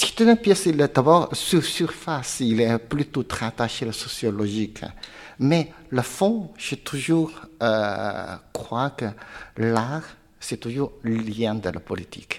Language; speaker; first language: French; non-native, learner; Chinese